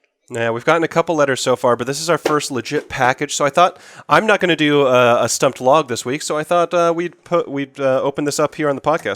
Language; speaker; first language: English; native; English